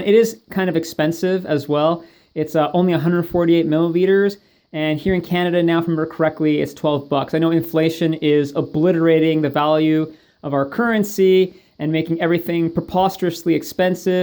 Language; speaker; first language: English; native; English